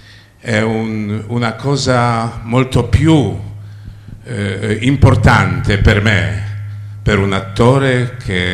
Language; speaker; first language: Italian; non-native, fluent; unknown